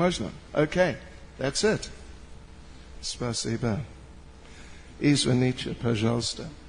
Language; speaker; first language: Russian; non-native, learner; English